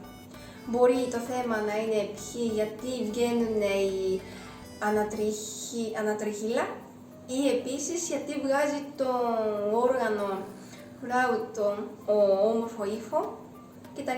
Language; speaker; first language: Greek; non-native, fluent; Japanese